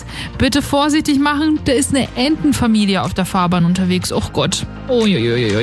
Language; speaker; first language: German; native; German